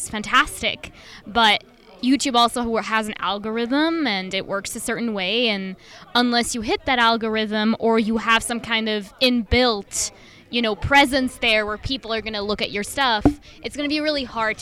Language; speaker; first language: English; non-native, fluent; French